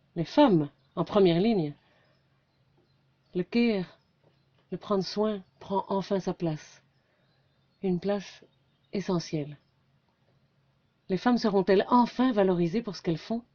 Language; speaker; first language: French; native; French